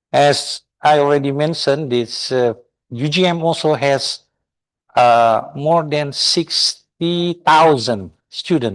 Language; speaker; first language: English; non-native, fluent; Indonesian